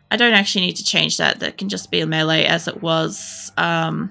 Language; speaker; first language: English; native; English